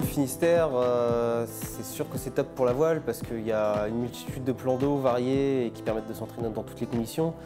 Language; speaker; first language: French; native; French